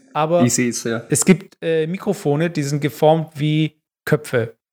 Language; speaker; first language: German; early bilingual, other home language; Turkish